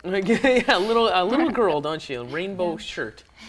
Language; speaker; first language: English; native; English